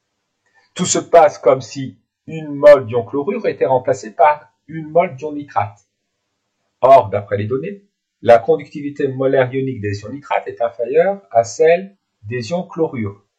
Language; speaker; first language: French; native; French